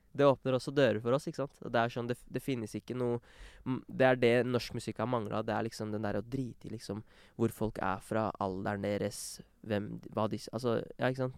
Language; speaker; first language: Norwegian; early bilingual, other home language; Urdu